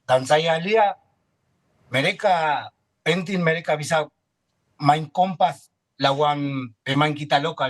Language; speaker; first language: Indonesian; non-native, fluent; Spanish